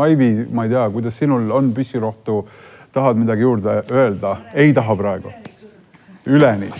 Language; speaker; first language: Estonian; native; Estonian